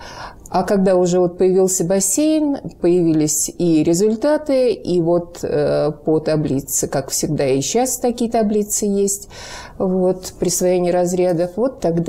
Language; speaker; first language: Russian; native; Russian